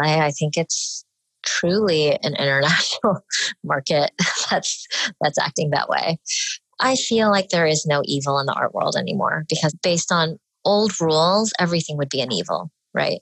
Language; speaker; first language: English; native; English